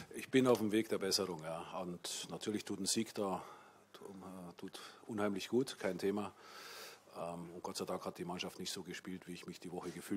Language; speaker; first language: German; native; German